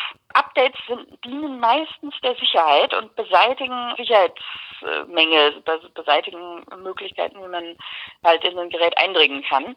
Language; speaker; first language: German; native; German